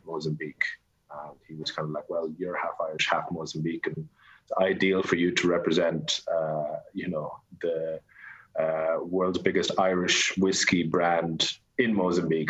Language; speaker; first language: English; native; English